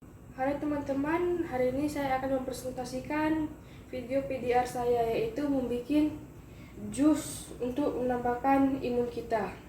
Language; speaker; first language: Indonesian; native; Indonesian